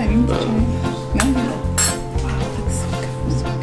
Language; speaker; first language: Japanese; non-native, learner; English